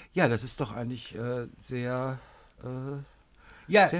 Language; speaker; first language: German; native; German